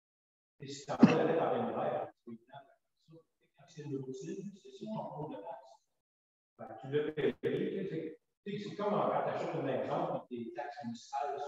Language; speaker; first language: French; native; French